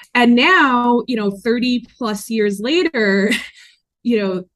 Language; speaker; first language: English; native; English